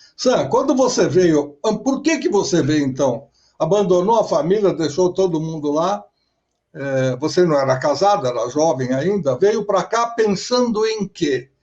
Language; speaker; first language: Portuguese; native; Portuguese